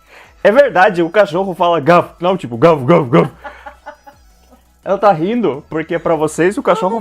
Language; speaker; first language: Portuguese; non-native, fluent; Russian